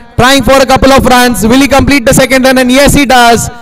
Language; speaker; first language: English; non-native, local second language; Marathi